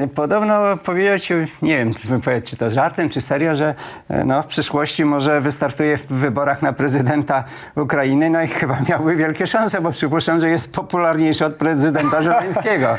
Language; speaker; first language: Polish; native; Polish